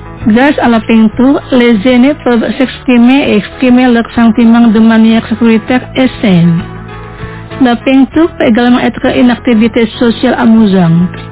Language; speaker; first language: French; non-native, fluent; Indonesian